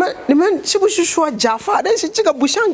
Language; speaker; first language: Chinese; non-native, fluent; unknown